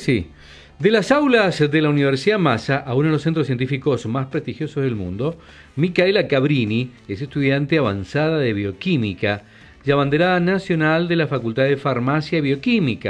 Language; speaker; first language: Spanish; native; Spanish